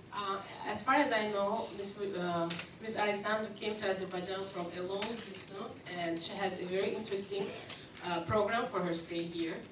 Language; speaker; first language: English; non-native, fluent; Azerbaijani